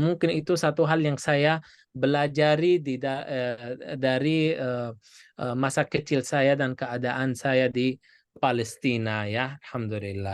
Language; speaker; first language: Indonesian; non-native, fluent; Arabic